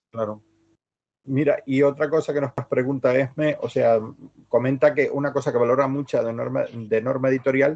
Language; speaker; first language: Spanish; native; Spanish